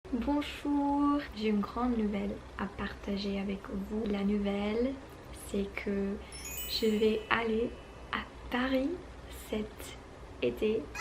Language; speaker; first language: French; non-native, fluent; English